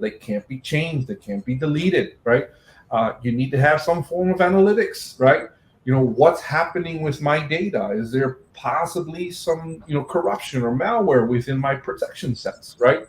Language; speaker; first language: English; native; English